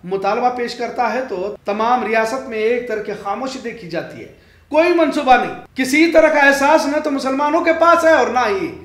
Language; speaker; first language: Hindi; non-native, local second language; Urdu